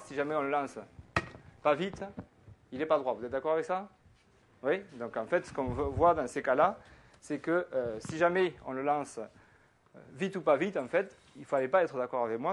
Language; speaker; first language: French; native; French